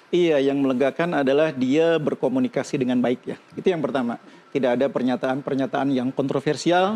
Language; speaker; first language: Indonesian; native; Indonesian